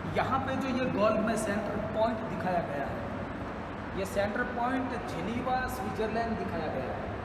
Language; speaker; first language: Hindi; non-native, local second language; Gujarati